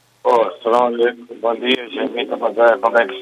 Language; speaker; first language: Portuguese; non-native, local second language; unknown